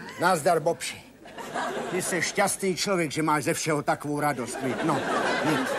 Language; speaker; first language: Czech; native; Czech